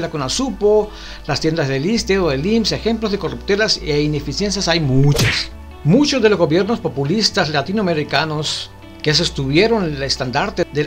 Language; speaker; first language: Spanish; native; Spanish